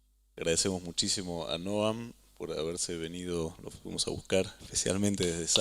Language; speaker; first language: Spanish; native; Spanish